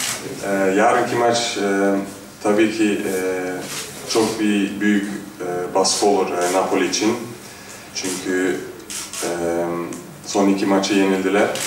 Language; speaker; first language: Turkish; non-native, fluent; Italian